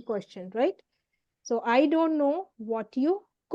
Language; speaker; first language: English; non-native, fluent; Hindi